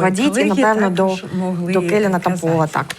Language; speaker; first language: Ukrainian; native; Ukrainian